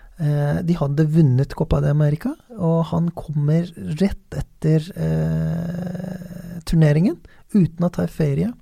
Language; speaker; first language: Norwegian; non-native, fluent; Turkish